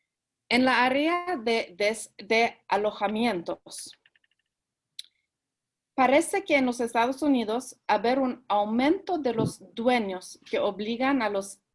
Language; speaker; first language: Spanish; early bilingual, heritage; Spanish